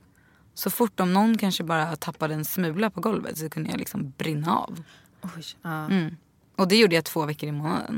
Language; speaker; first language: Swedish; native; Swedish